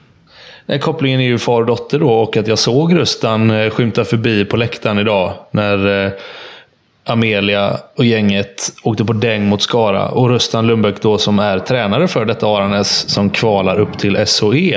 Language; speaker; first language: Swedish; native; Swedish